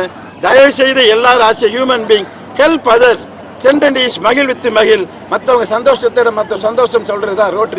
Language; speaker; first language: Tamil; non-native, local second language; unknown